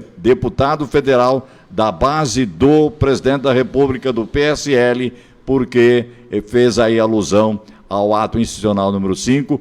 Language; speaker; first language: Portuguese; native; Portuguese